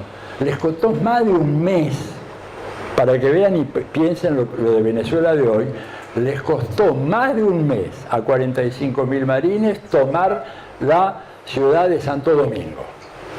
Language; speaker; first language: Spanish; native; Spanish